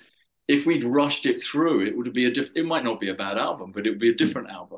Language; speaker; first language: English; native; English